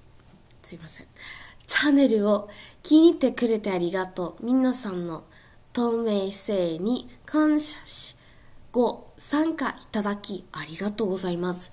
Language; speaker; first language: Japanese; non-native, learner; English